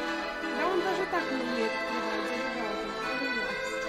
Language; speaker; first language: Russian; native; Russian